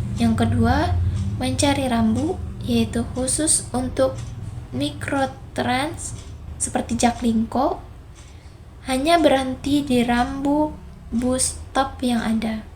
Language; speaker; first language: Indonesian; native; Indonesian